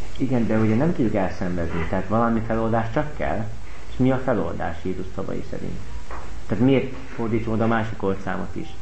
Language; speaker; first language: Hungarian; native; Hungarian